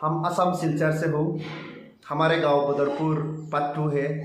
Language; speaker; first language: Hindi; non-native, local second language; Bangla